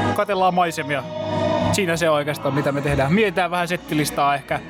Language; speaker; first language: Finnish; native; Finnish